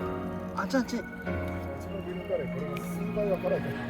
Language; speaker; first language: Japanese; native; Japanese